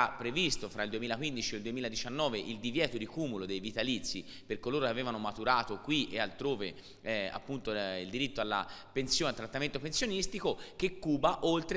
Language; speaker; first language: Italian; native; Italian